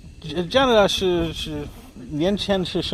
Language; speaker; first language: Chinese; non-native, learner; English